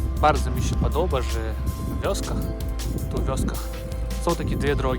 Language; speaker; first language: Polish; non-native, learner; Russian